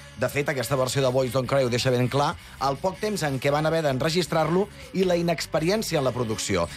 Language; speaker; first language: Catalan; native; Catalan